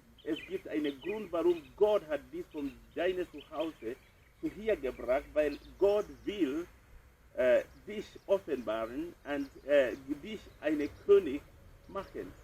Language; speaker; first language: German; non-native, fluent; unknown